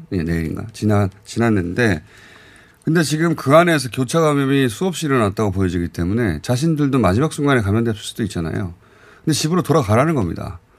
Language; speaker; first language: Korean; native; Korean